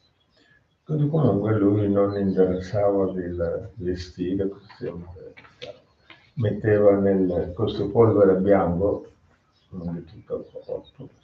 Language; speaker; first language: Italian; non-native, fluent; Tamil